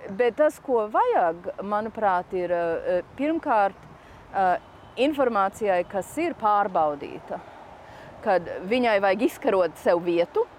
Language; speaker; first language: Latvian; early bilingual, heritage; Latvian